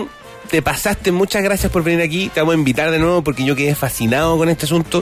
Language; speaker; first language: Spanish; native; Spanish